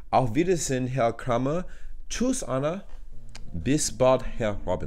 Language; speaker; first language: German; non-native, learner; English